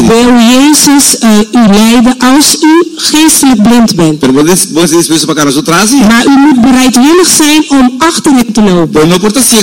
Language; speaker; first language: Dutch; non-native, local second language; Papiamento